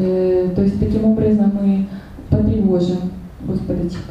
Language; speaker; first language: Russian; native; Russian